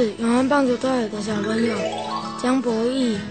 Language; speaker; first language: Chinese; native; Chinese